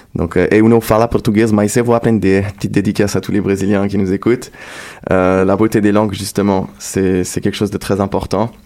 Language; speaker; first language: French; non-native, local second language; Arabic